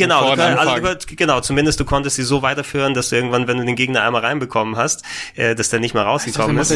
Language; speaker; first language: German; native; German